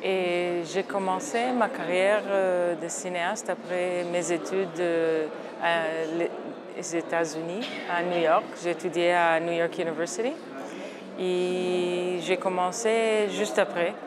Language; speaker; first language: French; non-native, fluent; Hebrew